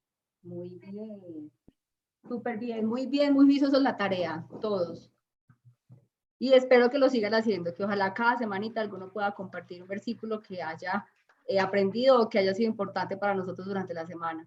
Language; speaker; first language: Spanish; native; Spanish